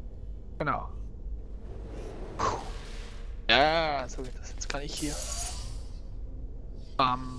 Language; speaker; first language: German; native; German